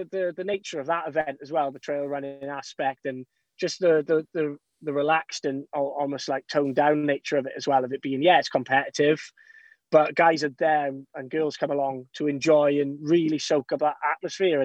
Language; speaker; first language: English; native; English